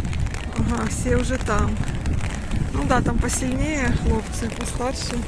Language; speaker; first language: Russian; native; Russian